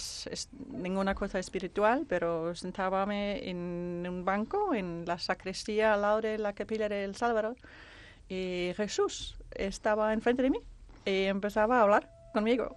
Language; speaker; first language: Spanish; non-native, fluent; Danish